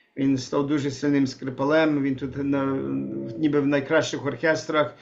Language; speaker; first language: Ukrainian; early bilingual, heritage; Ukrainian